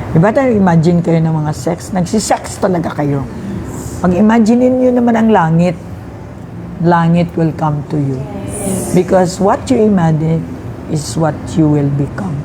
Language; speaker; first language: Filipino; non-native, local second language; Hiligaynon